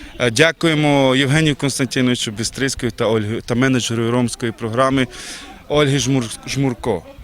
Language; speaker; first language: Ukrainian; non-native, local second language; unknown